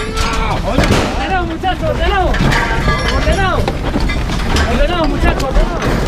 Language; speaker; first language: Spanish; native; Spanish